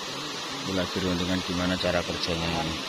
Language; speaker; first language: Indonesian; non-native, local second language; Javanese